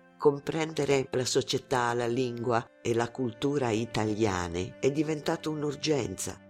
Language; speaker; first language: Italian; non-native, fluent; Arabic